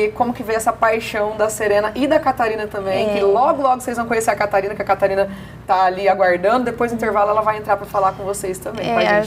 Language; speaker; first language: Portuguese; native; Portuguese